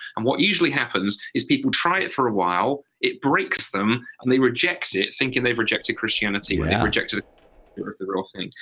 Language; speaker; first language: English; native; English